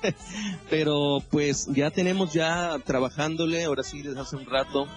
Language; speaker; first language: Spanish; native; Spanish